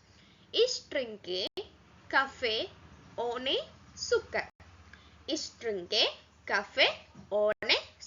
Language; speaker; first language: German; non-native, learner; Malayalam